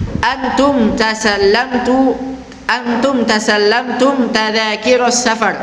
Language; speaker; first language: Arabic; non-native, fluent; Indonesian